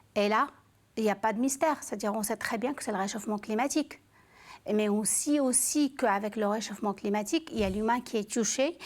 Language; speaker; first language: French; non-native, local second language; Arabic